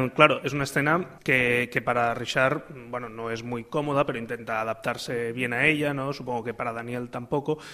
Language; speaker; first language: Spanish; non-native, local second language; Catalan